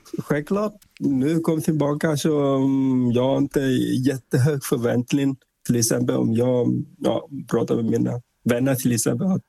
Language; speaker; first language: Swedish; non-native, fluent; Vietnamese